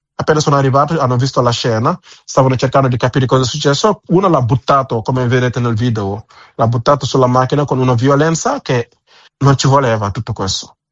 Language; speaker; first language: Italian; non-native, fluent; Wolof